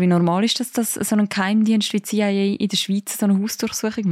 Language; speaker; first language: German; native; German